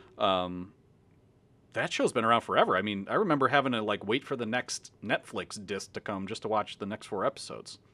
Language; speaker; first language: English; native; English